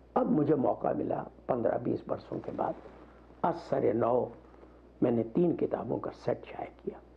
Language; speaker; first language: Urdu; non-native, local second language; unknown